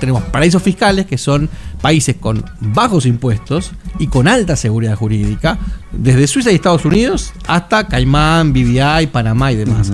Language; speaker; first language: Spanish; native; Spanish